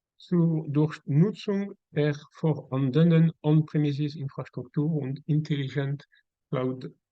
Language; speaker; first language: German; non-native, learner; French